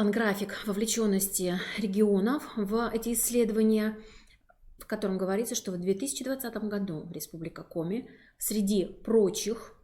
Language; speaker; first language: Russian; native; Russian